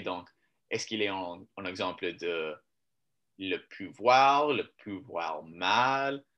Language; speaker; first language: French; non-native, learner; English